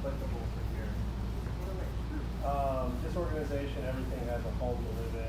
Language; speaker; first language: English; native; English